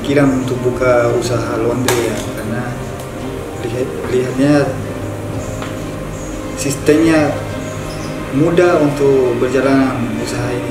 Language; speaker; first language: Indonesian; non-native, fluent; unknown